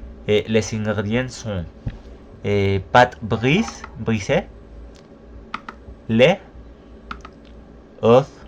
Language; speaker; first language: French; non-native, learner; Spanish